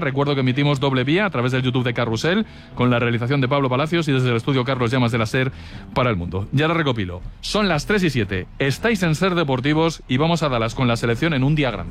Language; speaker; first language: Spanish; native; Spanish